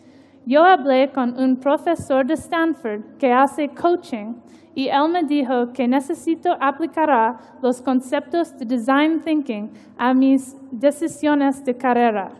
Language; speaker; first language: Spanish; non-native, learner; English